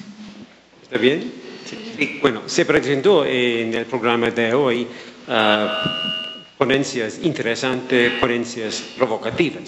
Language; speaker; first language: Spanish; non-native, fluent; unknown